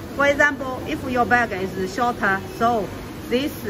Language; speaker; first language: English; non-native, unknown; Chinese